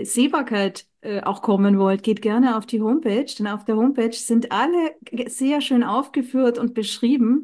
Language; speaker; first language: German; native; German